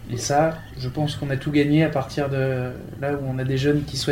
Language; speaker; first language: French; native; French